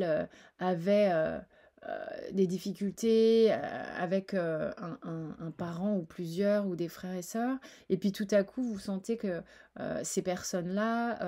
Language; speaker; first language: French; native; French